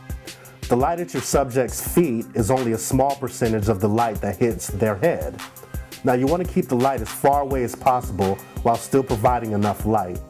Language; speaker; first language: English; native; English